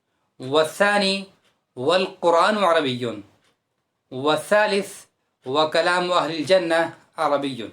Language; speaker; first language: Arabic; non-native, fluent; Urdu